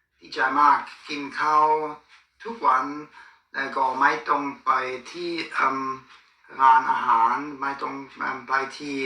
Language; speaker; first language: Thai; non-native, learner; German